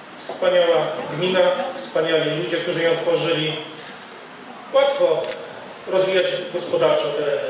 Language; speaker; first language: Polish; native; Polish